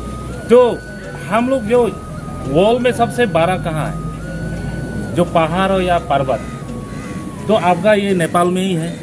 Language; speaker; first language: Hindi; non-native, local second language; Karbi